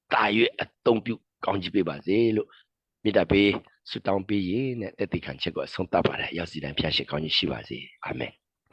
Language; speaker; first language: Burmese; non-native, local second language; S'gaw Karen